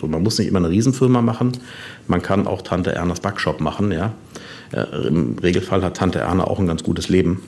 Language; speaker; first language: German; native; German